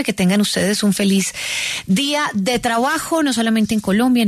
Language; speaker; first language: Spanish; native; Spanish